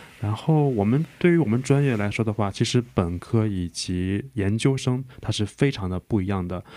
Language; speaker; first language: Chinese; early bilingual, heritage; Chinese